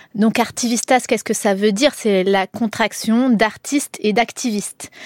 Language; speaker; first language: French; early bilingual, heritage; Spanish